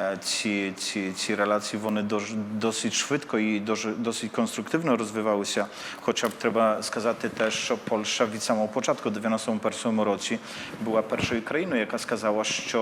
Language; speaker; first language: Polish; non-native, learner; Ukrainian